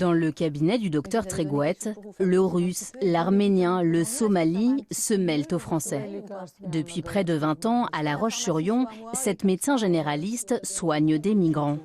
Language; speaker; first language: French; native; French